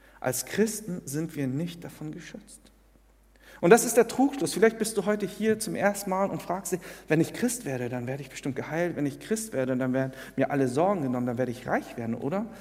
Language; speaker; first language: German; early bilingual, other home language; Korean